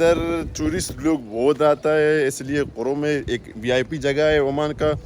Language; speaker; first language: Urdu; non-native, learner; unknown